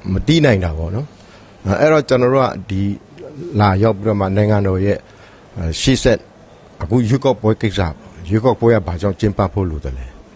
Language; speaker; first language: Burmese; non-native, local second language; Pa'o Karen